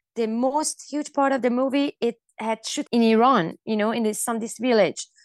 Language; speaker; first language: English; non-native, fluent; Persian